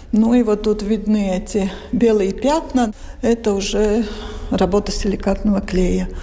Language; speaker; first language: Russian; non-native, local second language; Latvian